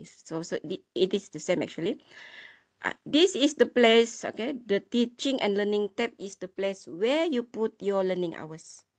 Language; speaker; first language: English; non-native, local second language; Malay